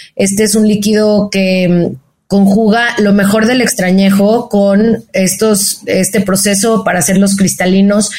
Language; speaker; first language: Spanish; native; Spanish